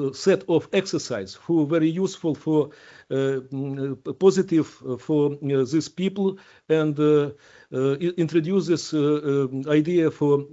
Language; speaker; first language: English; non-native, learner; Ukrainian